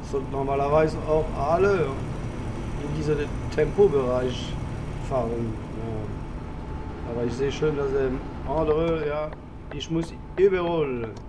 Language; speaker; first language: German; non-native, learner; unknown